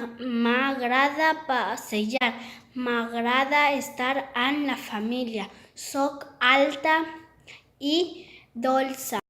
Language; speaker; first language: Catalan; non-native, learner; Spanish